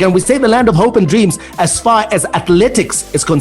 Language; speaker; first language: English; native; English